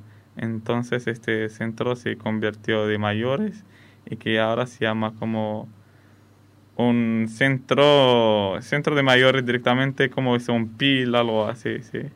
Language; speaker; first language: Spanish; non-native, fluent; Arabic